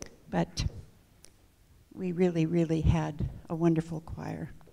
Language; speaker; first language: English; native; English